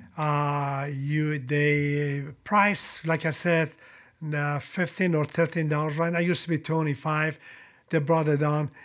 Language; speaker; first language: English; non-native, fluent; Persian